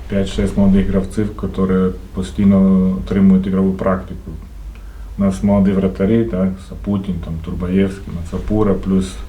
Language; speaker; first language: Ukrainian; non-native, fluent; Croatian